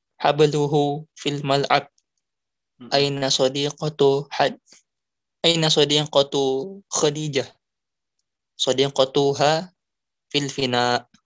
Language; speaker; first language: Arabic; non-native, learner; Indonesian